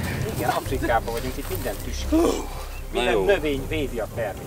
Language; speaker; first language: Hungarian; native; Hungarian